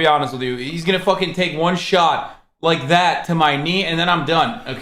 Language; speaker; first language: English; native; English